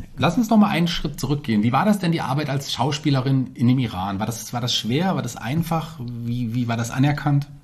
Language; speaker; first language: German; native; German